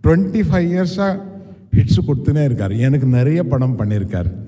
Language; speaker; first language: Tamil; non-native, local second language; Telugu